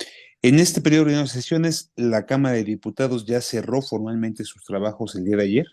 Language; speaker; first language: Spanish; native; Spanish